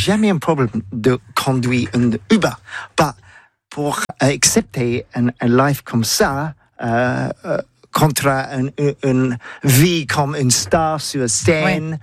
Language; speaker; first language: French; non-native, learner; English